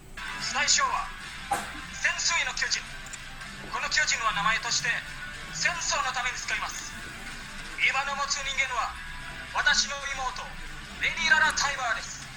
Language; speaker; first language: Japanese; non-native, learner; Indonesian